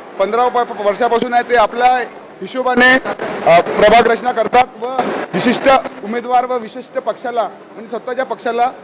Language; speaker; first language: Marathi; native; Marathi